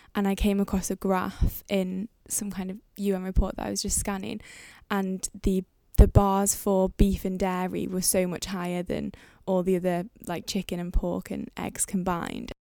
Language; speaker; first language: English; native; English